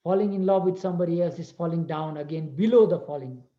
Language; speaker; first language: English; non-native, local second language; Nepali